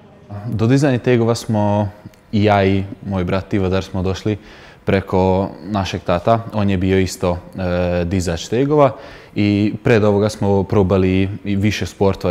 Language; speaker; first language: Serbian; non-native, local second language; Hungarian